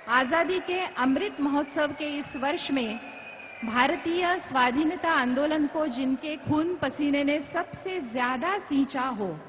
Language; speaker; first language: Hindi; non-native, local second language; Marathi